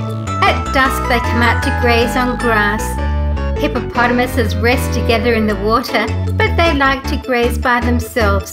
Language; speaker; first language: English; native; English